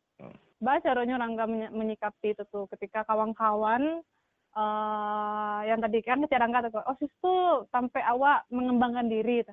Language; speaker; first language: Indonesian; non-native, local second language; Minangkabau